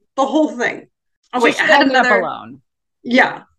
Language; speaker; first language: English; early bilingual, other home language; Italian